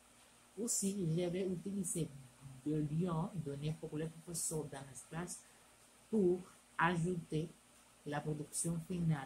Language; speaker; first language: French; non-native, learner; Spanish